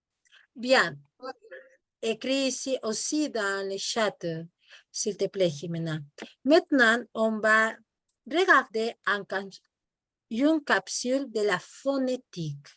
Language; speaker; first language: French; non-native, fluent; Spanish